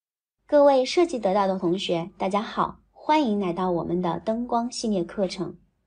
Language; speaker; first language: Chinese; native; Chinese